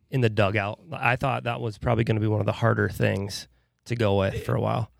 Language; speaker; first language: English; native; English